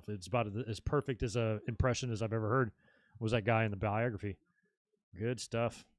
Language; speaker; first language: English; native; English